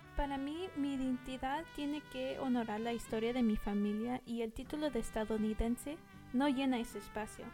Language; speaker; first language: Spanish; early bilingual, heritage; Spanish